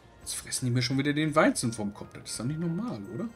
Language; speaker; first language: German; native; German